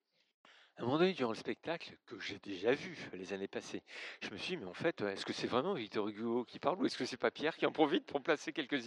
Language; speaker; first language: French; native; French